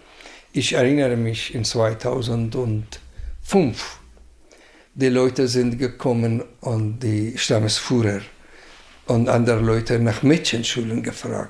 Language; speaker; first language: German; non-native, fluent; Persian